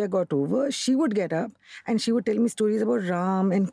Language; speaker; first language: English; non-native, local second language; Hindi